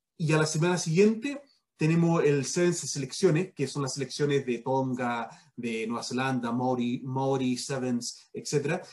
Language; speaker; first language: Spanish; early bilingual, heritage; Spanish